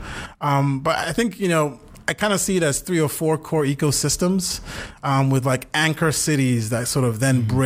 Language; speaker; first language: English; non-native, local second language; Yoruba